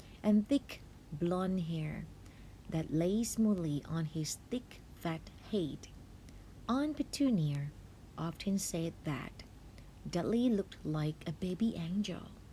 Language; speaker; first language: English; non-native, fluent; Thai